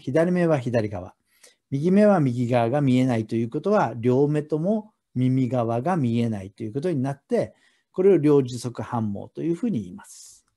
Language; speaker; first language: Japanese; native; Japanese